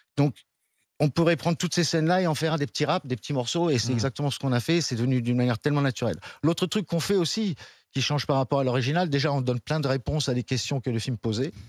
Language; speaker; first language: French; native; French